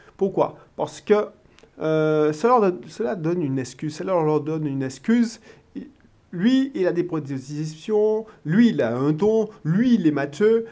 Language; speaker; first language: French; native; French